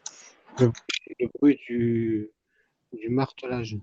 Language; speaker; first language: French; native; French